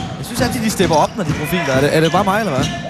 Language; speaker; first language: Danish; native; Danish